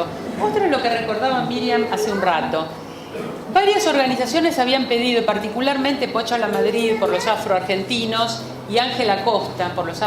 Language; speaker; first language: Spanish; native; Spanish